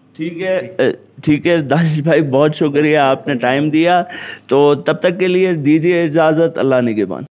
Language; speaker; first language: Urdu; non-native, local second language; Sindhi